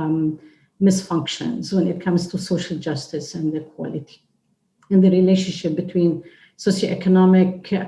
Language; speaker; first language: English; non-native, fluent; Arabic